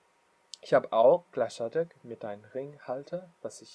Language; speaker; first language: German; non-native, learner; English